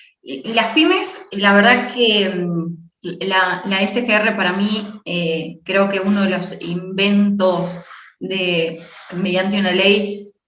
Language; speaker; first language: Spanish; native; Spanish